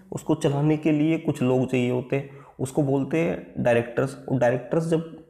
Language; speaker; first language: Hindi; native; Hindi